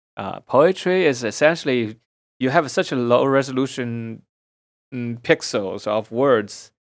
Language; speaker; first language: English; non-native, fluent; Chinese